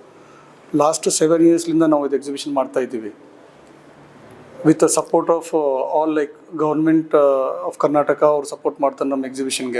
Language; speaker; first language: Kannada; non-native, local second language; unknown